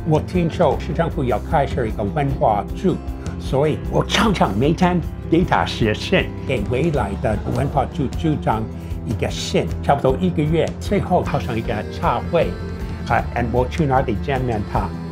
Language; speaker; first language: Chinese; non-native, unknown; English